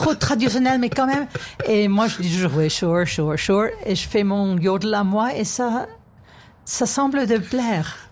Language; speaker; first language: French; non-native, fluent; German